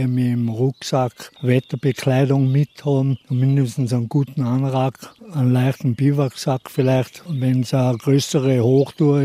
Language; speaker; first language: German; native; German